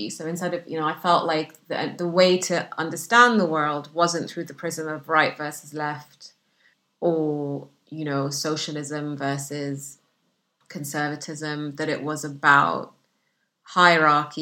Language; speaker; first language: English; non-native, fluent; Arabic